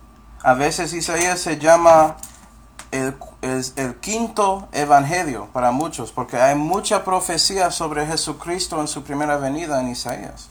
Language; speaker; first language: Spanish; non-native, fluent; English